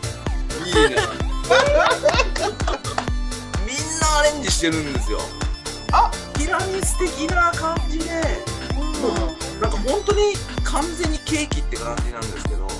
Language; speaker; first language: Japanese; native; Japanese